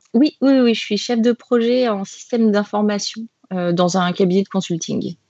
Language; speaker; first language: French; native; French